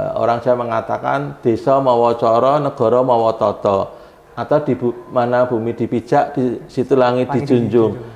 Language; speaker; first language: Indonesian; native; Indonesian